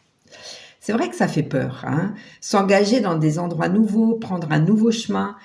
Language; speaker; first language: French; native; French